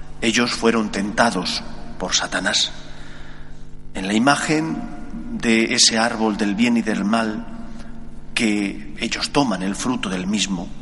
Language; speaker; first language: Spanish; native; Spanish